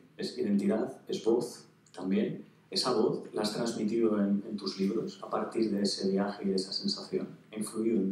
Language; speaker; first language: Spanish; native; Spanish